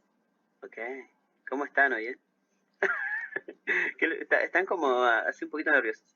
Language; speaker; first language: Spanish; native; Spanish